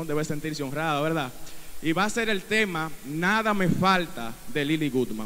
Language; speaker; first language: Spanish; native; Spanish